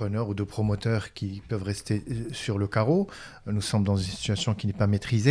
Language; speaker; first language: French; non-native, local second language; Arabic